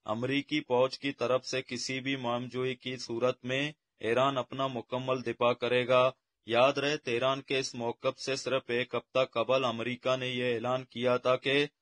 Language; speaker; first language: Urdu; non-native, local second language; Baluchi